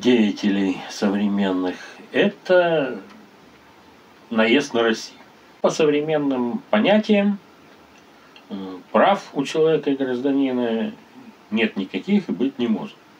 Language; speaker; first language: Russian; native; Russian